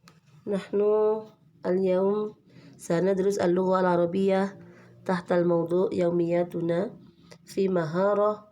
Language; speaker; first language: Arabic; non-native, fluent; Indonesian